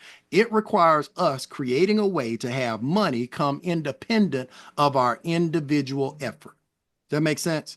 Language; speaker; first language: English; native; English